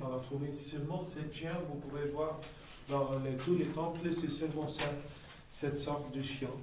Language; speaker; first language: French; non-native, fluent; Arabic